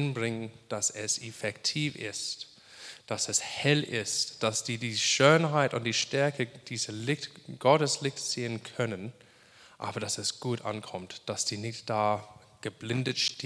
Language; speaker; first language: German; non-native, fluent; English